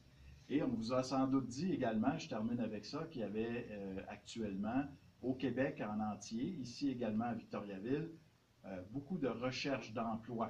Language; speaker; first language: French; native; French